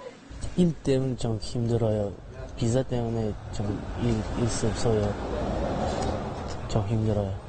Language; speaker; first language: Korean; non-native, learner; Russian